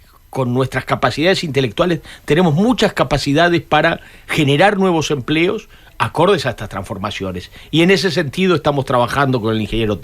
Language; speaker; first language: Spanish; native; Spanish